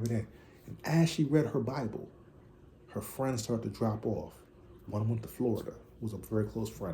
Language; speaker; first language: English; native; English